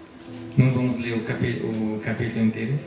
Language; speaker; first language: Portuguese; non-native, fluent; German